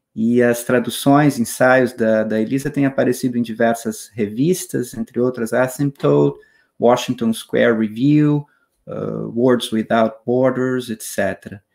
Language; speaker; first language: Portuguese; native; Portuguese